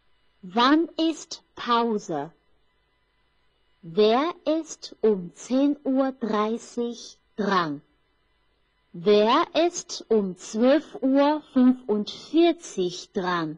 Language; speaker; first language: German; non-native, fluent; Chinese